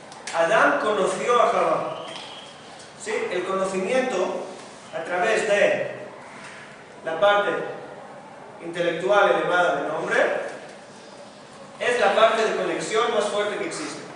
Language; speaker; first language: Spanish; non-native, fluent; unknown